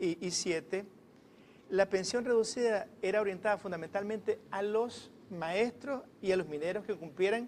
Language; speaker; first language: Spanish; native; Spanish